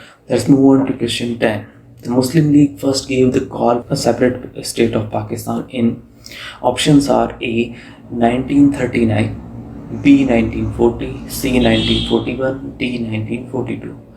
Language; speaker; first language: English; non-native, local second language; Hindi